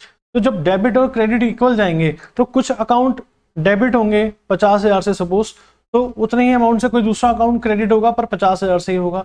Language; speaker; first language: Hindi; native; Hindi